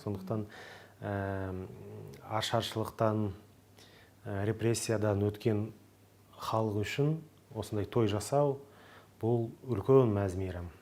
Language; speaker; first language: Kazakh; non-native, local second language; Russian